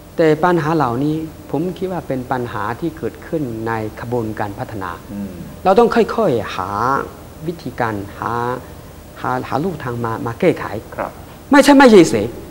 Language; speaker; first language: Thai; non-native, fluent; Chinese